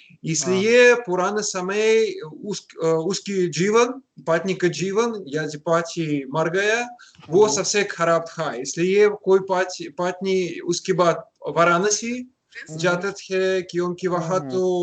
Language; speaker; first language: Hindi; non-native, learner; Russian